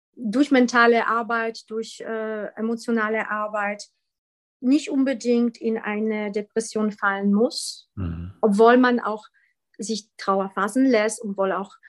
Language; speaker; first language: German; early bilingual, other home language; Polish